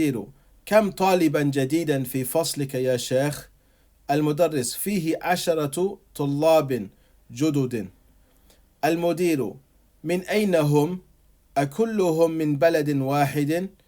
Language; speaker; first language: Arabic; non-native, fluent; English